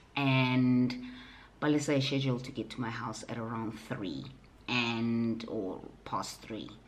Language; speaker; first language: English; non-native, local second language; Southern Sotho